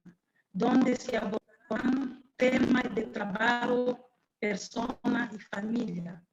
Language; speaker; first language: Spanish; non-native, fluent; Portuguese